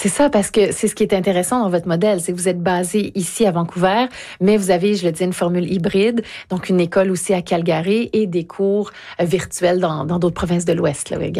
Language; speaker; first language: French; native; French